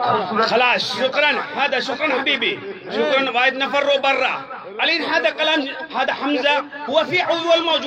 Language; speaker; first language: Arabic; non-native, learner; Urdu